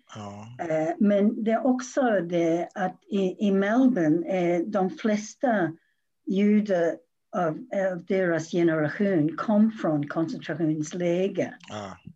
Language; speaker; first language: Swedish; non-native, fluent; English